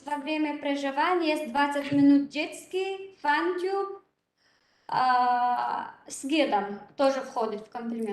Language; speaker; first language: Russian; non-native, learner; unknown